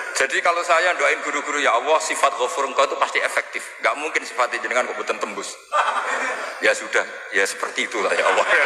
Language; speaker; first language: Indonesian; non-native, local second language; Javanese